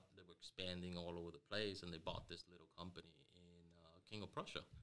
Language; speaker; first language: English; early bilingual, other home language; Spanish